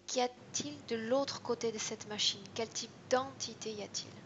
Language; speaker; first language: French; native; French